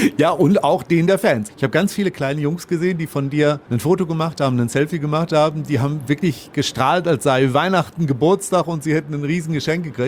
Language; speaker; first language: German; native; German